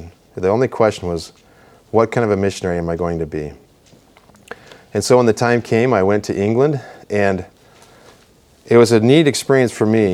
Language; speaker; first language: English; native; English